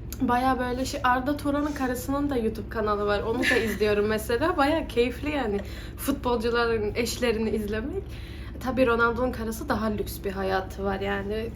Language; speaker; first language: Turkish; early bilingual, heritage; Turkish